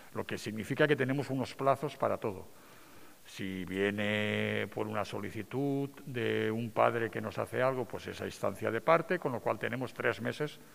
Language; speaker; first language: Spanish; non-native, local second language; Catalan